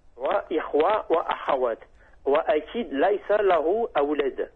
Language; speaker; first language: Arabic; non-native, learner; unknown